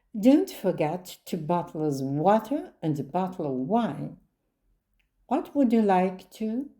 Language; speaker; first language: English; non-native, fluent; Ukrainian